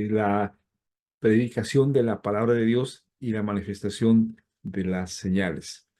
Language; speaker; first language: Spanish; native; Spanish